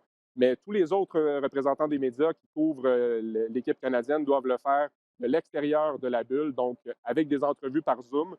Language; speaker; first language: French; native; French